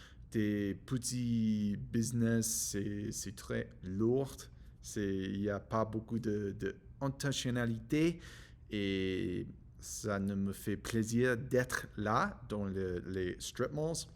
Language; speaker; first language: French; non-native, learner; English